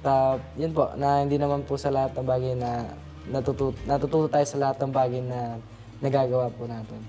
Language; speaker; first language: Filipino; native; Filipino